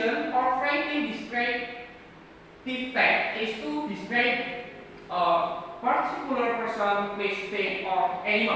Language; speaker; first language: English; non-native, learner; Indonesian